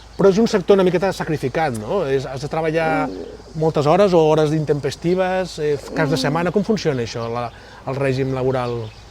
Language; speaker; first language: Catalan; native; Catalan